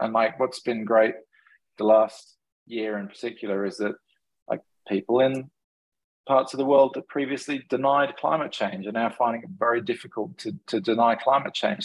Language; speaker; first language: English; native; English